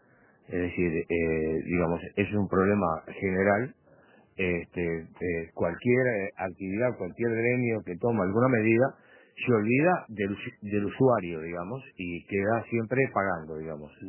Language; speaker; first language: Spanish; native; Spanish